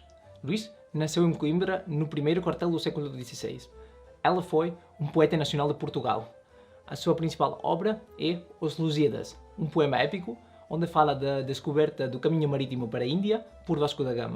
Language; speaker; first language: Portuguese; non-native, learner; Spanish